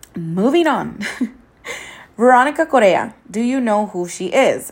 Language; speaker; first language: English; early bilingual, other home language; Spanish